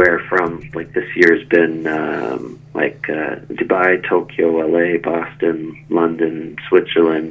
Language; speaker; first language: English; native; English